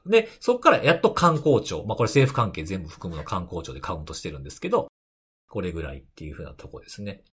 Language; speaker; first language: Japanese; native; Japanese